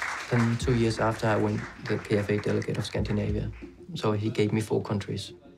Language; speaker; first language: English; non-native, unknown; Danish